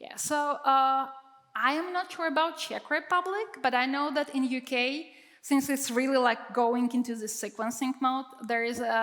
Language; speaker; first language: English; non-native, fluent; Czech